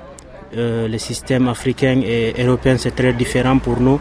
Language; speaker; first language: French; non-native, local second language; Fula